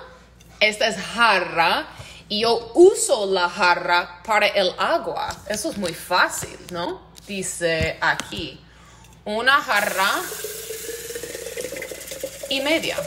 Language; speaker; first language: Spanish; non-native, learner; English